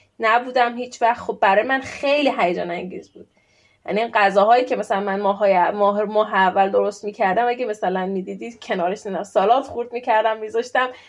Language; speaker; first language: Persian; native; Persian